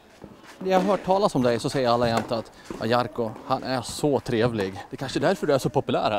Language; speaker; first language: Swedish; native; Swedish